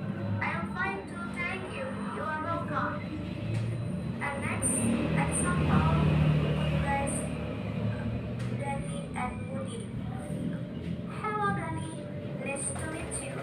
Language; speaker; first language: English; non-native, learner; Indonesian